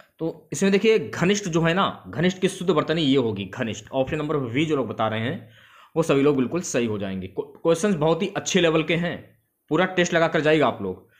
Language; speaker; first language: Hindi; native; Hindi